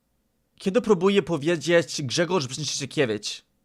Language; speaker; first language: Polish; non-native, learner; English